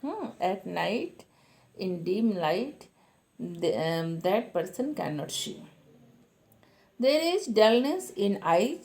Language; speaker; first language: English; non-native, local second language; Hindi